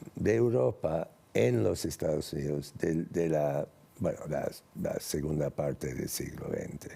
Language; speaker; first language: Spanish; non-native, fluent; English